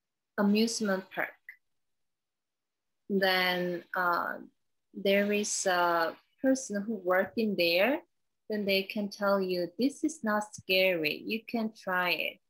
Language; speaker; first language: English; non-native, learner; Korean